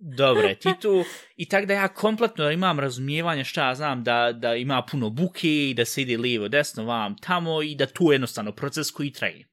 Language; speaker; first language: Bosnian; early bilingual, heritage; Bosnian